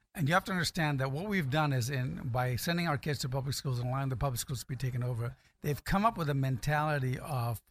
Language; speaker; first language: English; non-native, local second language; Akan